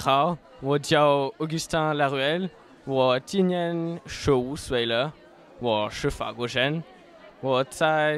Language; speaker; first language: Chinese; non-native, learner; French